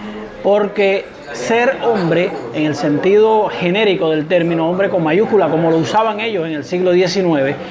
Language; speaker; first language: Spanish; native; Spanish